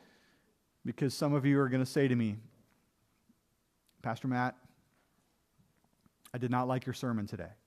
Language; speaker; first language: English; native; English